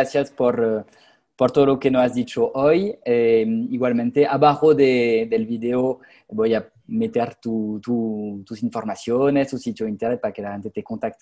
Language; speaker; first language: Spanish; non-native, fluent; French